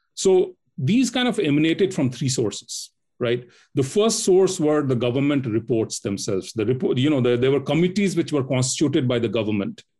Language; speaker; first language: English; non-native, local second language; Hindi